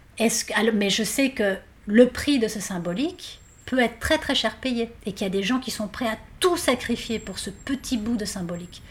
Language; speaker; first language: French; non-native, fluent; Spanish